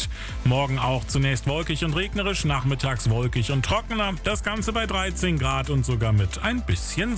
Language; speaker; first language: German; native; German